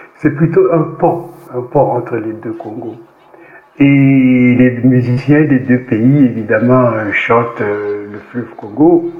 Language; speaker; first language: French; non-native, local second language; Kongo